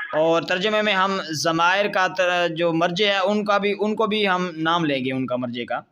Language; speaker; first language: Urdu; non-native, local second language; Punjabi